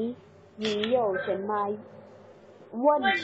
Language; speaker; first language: Chinese; non-native, learner; Thai